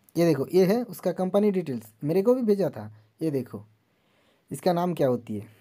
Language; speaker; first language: Hindi; non-native, local second language; Bangla